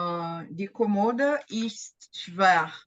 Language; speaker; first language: German; non-native, learner; Portuguese